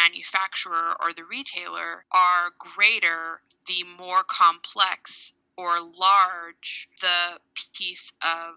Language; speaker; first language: English; native; English